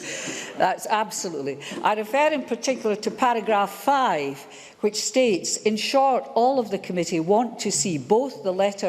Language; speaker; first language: English; native; English